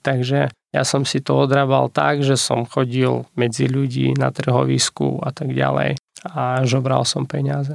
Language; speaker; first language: Slovak; non-native, fluent; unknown